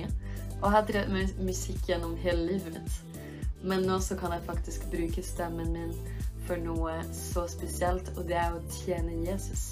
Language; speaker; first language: Norwegian; early bilingual, heritage; French